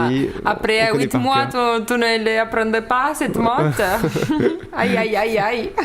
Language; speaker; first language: French; non-native, learner; Lithuanian